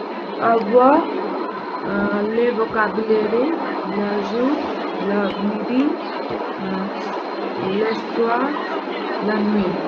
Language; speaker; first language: French; non-native, learner; Nepali